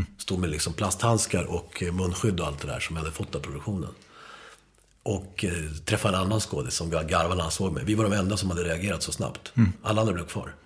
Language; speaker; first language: Swedish; early bilingual, other home language; Spanish